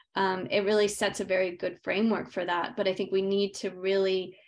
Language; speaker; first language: English; native; English